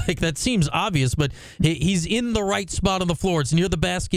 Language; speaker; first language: English; native; English